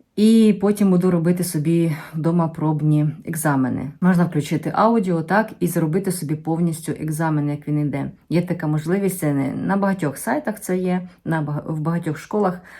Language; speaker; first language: Ukrainian; native; Ukrainian